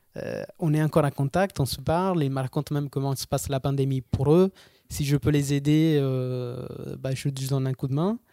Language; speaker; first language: French; non-native, fluent; Italian